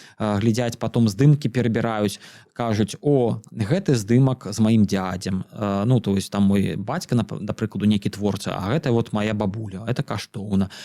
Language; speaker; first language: Belarusian; non-native, local second language; Russian